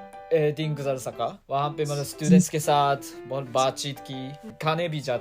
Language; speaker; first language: Hindi; non-native, fluent; Japanese